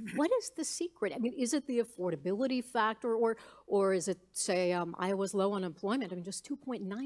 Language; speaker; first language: English; native; English